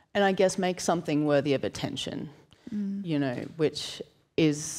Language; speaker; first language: English; native; English